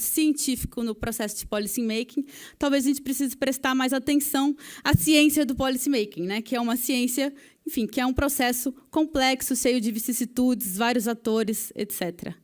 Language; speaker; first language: Portuguese; native; Portuguese